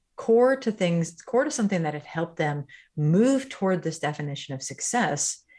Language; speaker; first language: English; native; English